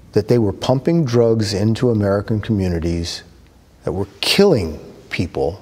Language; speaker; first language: English; native; English